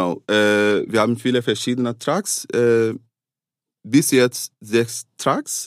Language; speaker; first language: German; non-native, fluent; Arabic